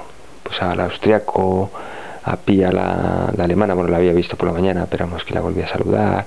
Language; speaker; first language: Spanish; native; Spanish